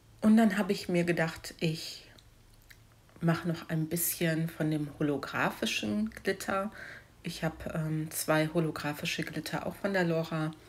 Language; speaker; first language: German; native; German